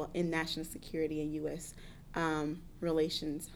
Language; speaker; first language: English; early bilingual, other home language; Haitian Creole